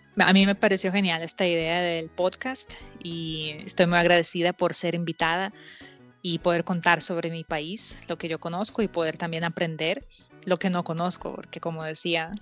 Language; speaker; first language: Spanish; non-native, fluent; Russian